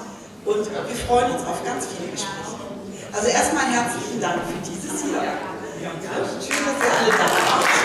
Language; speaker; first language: German; native; German